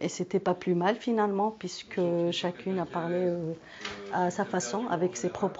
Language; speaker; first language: French; native; French